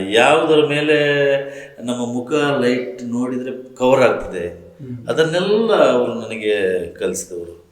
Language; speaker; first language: Kannada; non-native, local second language; Tulu